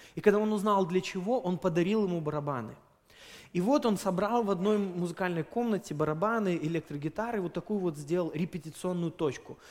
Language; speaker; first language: Russian; native; Russian